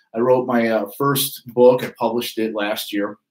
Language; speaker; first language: English; native; English